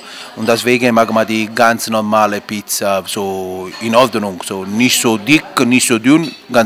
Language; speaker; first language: German; non-native, learner; Italian